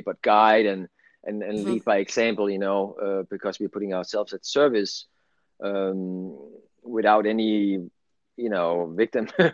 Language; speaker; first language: English; non-native, fluent; Danish